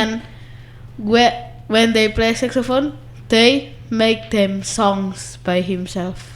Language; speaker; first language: English; non-native, learner; Indonesian